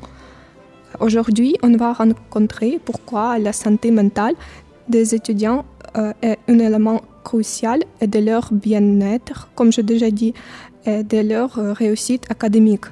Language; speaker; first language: French; non-native, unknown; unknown